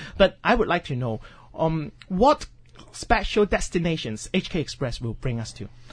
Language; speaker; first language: English; non-native, local second language; Cantonese